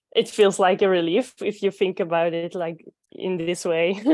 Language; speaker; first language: English; non-native, fluent; Dutch